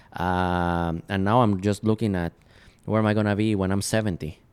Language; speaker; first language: English; non-native, fluent; Spanish